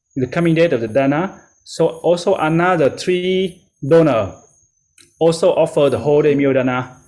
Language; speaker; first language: English; non-native, learner; Vietnamese